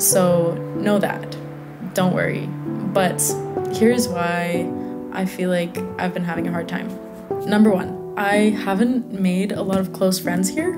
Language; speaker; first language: English; native; English